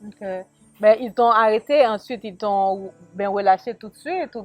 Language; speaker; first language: French; native; French